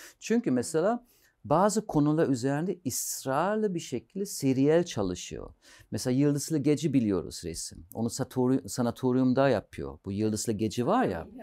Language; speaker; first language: Turkish; non-native, fluent; German